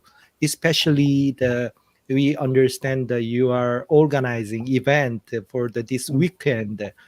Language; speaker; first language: English; non-native, fluent; Korean